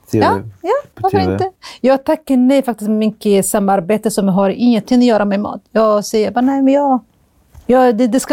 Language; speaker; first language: Swedish; non-native, fluent; Somali